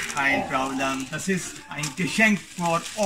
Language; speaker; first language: German; non-native, learner; Urdu